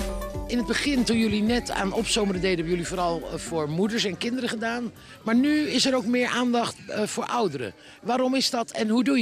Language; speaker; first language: Dutch; native; Dutch